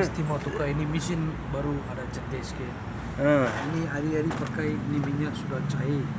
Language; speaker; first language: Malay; non-native, local second language; Tamil